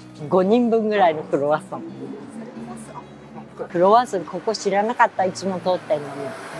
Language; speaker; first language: Japanese; native; Japanese